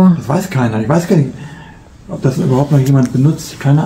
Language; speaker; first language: German; native; German